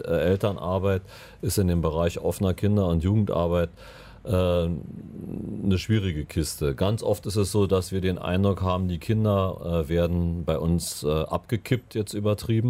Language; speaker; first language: German; native; German